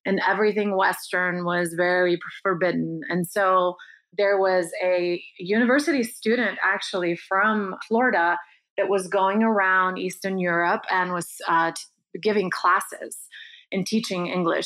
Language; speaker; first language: English; early bilingual, other home language; Bulgarian